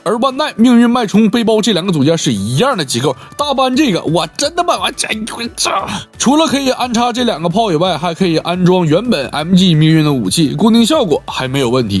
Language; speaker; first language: Chinese; native; Chinese